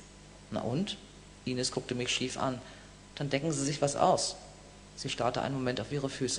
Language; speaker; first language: German; native; German